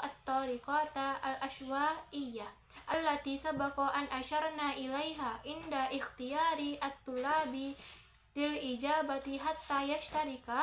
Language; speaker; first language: Arabic; non-native, learner; Indonesian